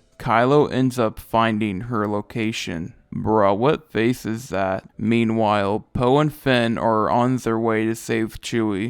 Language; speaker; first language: English; native; English